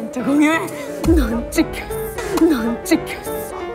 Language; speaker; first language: Korean; native; Korean